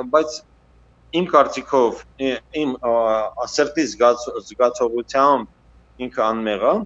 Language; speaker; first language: Armenian; native; Armenian